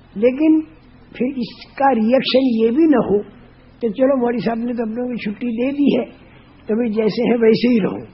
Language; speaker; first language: Urdu; non-native, local second language; Gujarati